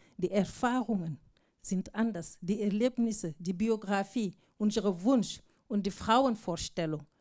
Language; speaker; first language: German; non-native, fluent; Fula